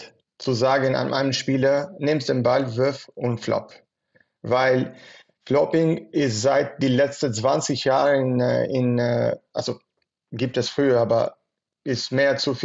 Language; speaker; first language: German; non-native, fluent; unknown